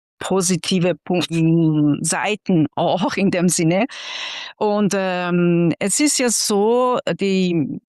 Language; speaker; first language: German; non-native, fluent; Persian